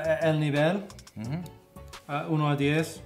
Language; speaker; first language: Spanish; non-native, fluent; English